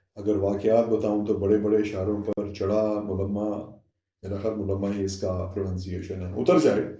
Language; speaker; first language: Urdu; non-native, local second language; Saraiki